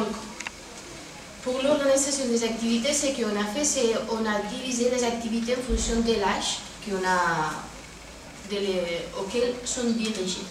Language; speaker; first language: French; non-native, fluent; Spanish